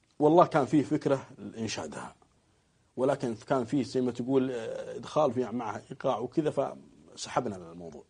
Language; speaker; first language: Arabic; native; Arabic